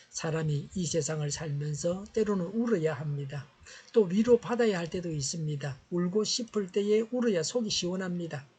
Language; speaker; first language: Korean; native; Korean